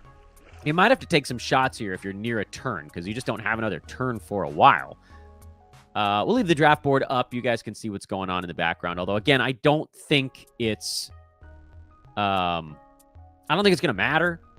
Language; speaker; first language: English; native; English